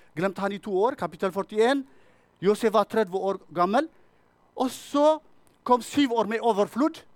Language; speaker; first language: Norwegian; non-native, fluent; Tigrinya